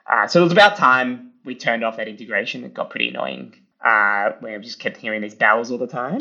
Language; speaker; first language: English; early bilingual, other home language; Italian